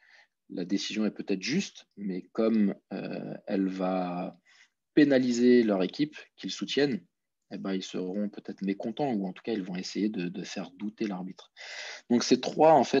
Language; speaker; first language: French; native; French